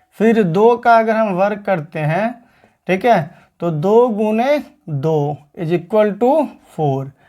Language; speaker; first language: Hindi; native; Hindi